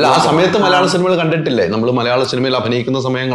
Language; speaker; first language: Malayalam; native; Malayalam